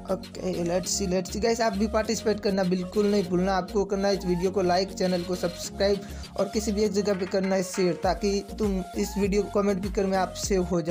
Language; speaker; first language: Hindi; native; Hindi